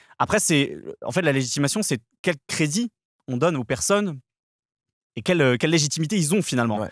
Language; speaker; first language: French; native; French